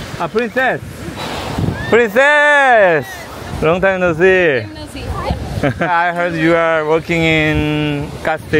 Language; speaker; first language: English; non-native, learner; Korean